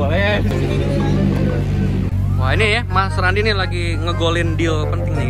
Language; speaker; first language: Indonesian; native; Indonesian